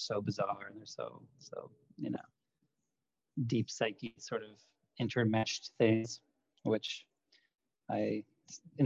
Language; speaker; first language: English; non-native, fluent; Lithuanian